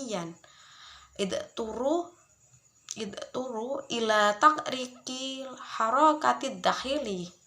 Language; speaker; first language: Arabic; non-native, learner; Indonesian